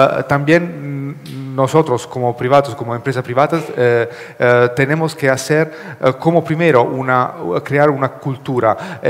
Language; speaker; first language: Spanish; non-native, learner; Italian